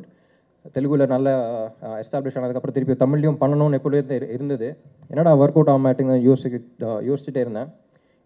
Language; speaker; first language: Tamil; non-native, local second language; Telugu